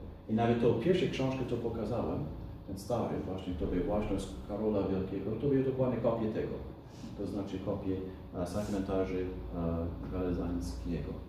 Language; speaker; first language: Polish; non-native, fluent; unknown